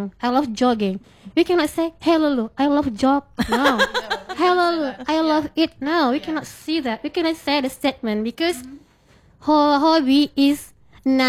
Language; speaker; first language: English; non-native, fluent; Indonesian